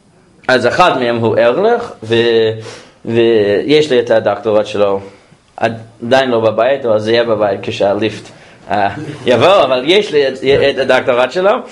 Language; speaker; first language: Hebrew; non-native, fluent; English